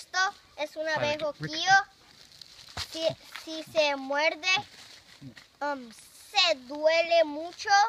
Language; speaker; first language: Spanish; non-native, learner; English